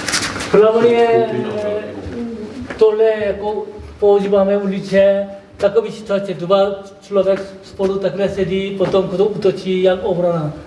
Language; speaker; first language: Czech; non-native, learner; Korean